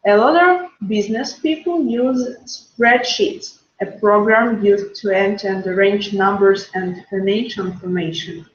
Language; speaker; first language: English; non-native, fluent; Russian